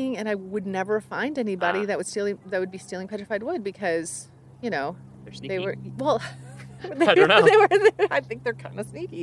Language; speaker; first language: English; native; English